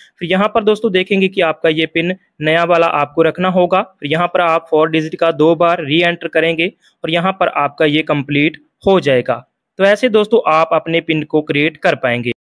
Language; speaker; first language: Hindi; non-native, local second language; Punjabi